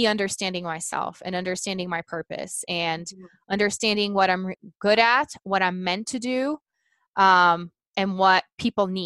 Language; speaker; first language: English; non-native, fluent; Portuguese